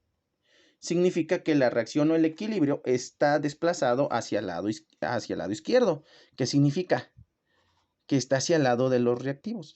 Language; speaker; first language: Spanish; native; Spanish